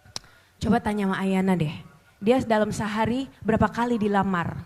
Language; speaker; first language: Indonesian; native; Indonesian